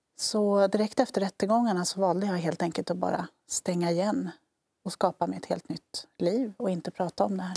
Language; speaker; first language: Swedish; native; Swedish